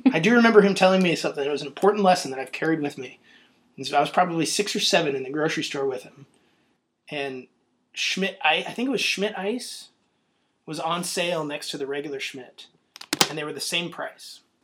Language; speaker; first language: English; native; English